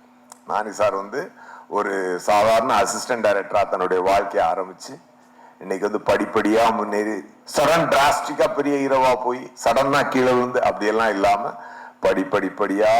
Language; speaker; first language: Tamil; native; Tamil